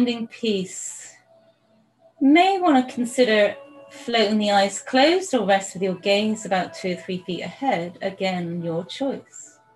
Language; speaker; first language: English; native; English